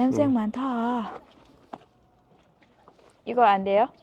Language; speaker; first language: Korean; non-native, learner; Thai